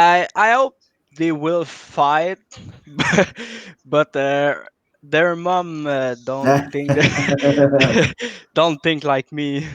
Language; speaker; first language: English; non-native, local second language; French